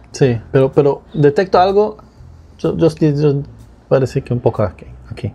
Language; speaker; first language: Spanish; non-native, fluent; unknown